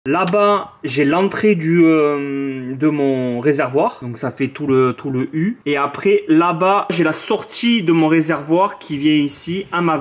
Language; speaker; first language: French; native; French